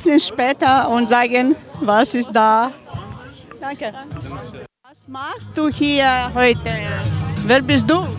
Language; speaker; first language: German; non-native, learner; Ukrainian